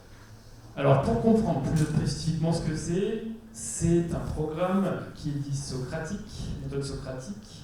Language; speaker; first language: French; native; French